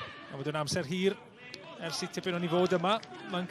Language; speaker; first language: Welsh; native; Welsh